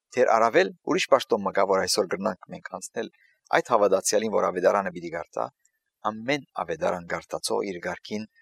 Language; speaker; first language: Armenian; early bilingual, heritage; Armenian